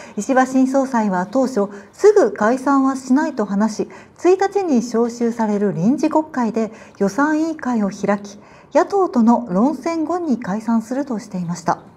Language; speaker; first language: Japanese; native; Japanese